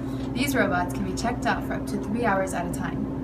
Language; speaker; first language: English; native; English